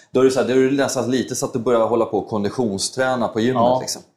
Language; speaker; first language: Swedish; native; Swedish